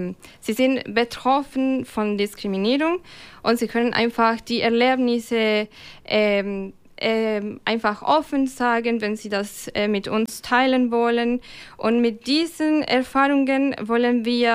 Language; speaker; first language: German; non-native, fluent; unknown